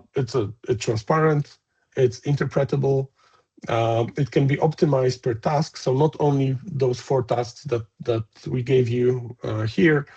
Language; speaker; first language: English; non-native, fluent; Polish